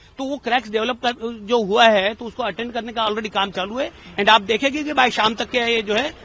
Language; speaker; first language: Hindi; non-native, local second language; Gujarati